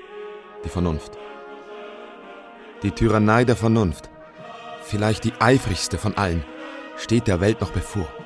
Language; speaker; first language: German; native; German